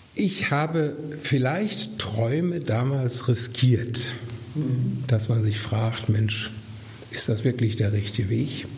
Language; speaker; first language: German; native; German